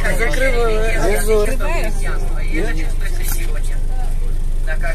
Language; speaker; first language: Russian; non-native, fluent; Georgian